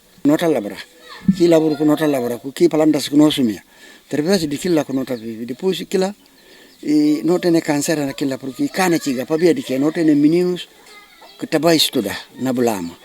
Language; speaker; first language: Portuguese; non-native, learner; Upper Guinea Crioulo